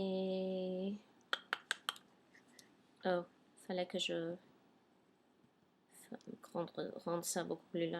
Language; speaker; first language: French; non-native, fluent; English